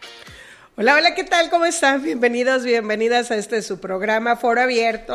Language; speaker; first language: Spanish; native; Spanish